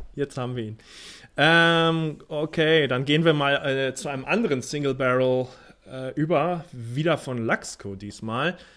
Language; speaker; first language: German; native; German